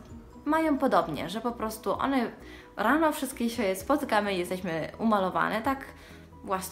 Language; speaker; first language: Polish; early bilingual, heritage; Polish